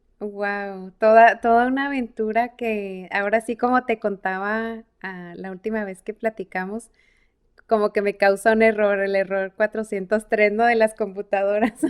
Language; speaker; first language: Spanish; native; Spanish